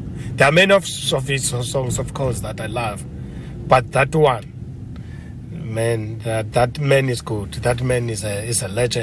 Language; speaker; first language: English; non-native, local second language; Xhosa